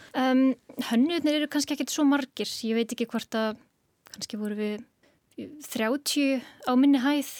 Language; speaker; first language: Icelandic; native; Icelandic